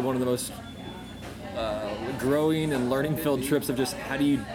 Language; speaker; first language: English; native; English